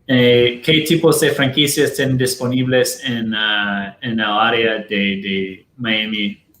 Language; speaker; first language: Spanish; non-native, fluent; Portuguese